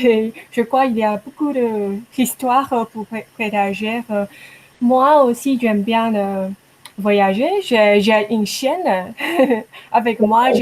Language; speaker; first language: French; non-native, learner; Chinese